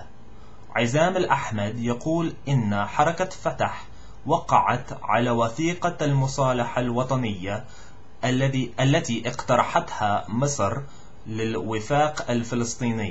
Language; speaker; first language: Arabic; non-native, learner; English